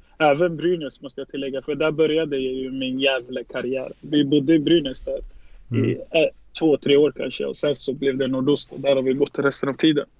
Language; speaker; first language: Swedish; early bilingual, other home language; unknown